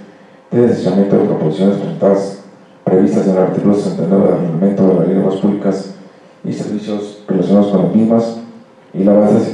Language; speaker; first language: Spanish; native; Spanish